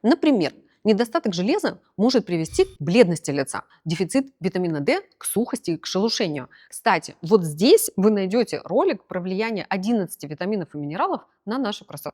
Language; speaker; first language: Russian; native; Russian